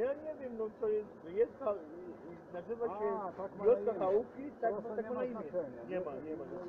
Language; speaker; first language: Polish; native; Polish